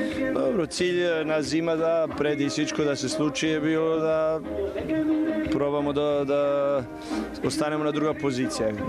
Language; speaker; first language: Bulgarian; non-native, learner; Bosnian